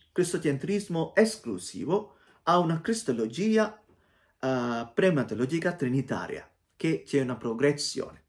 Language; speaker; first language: Italian; non-native, fluent; Sinhala